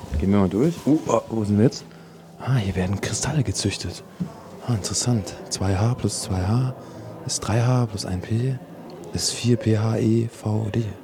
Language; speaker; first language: German; native; German